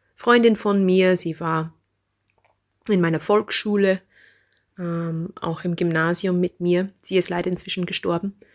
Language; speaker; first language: German; non-native, fluent; English